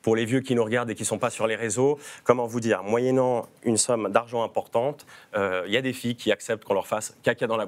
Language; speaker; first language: French; native; French